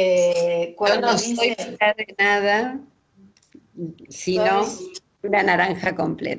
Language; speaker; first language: Spanish; native; Spanish